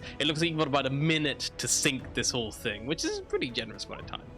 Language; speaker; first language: English; native; English